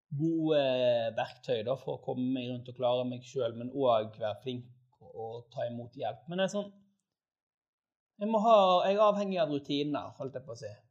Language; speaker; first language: Norwegian; native; Norwegian